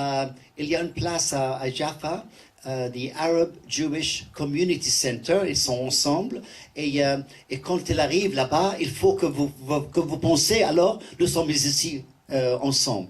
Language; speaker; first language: French; non-native, learner; English